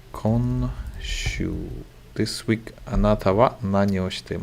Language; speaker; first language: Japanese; non-native, learner; English